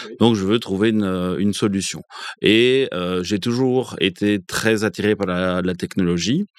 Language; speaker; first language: French; native; French